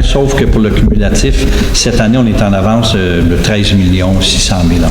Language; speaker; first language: French; native; French